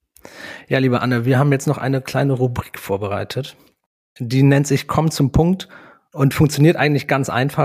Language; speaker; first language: German; native; German